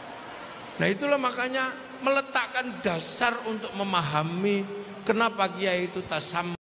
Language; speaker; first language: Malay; non-native, local second language; Javanese